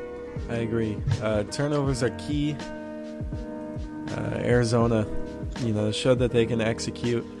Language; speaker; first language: English; native; English